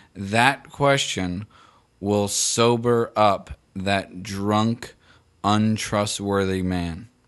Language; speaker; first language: English; native; English